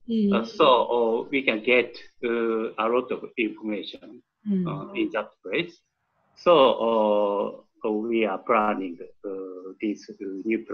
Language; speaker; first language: English; non-native, learner; Japanese